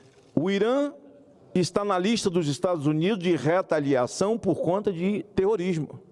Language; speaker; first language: Portuguese; native; Portuguese